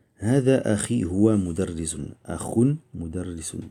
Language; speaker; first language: Arabic; non-native, fluent; French